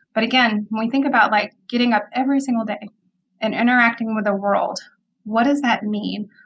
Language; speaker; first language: English; native; English